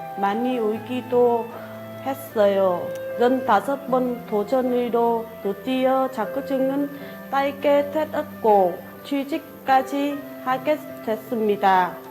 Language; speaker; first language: Korean; non-native, learner; Vietnamese